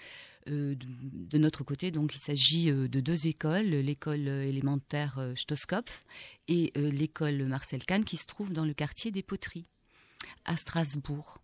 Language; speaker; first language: French; native; French